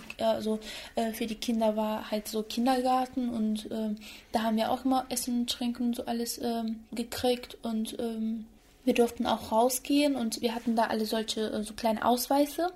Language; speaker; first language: German; early bilingual, other home language; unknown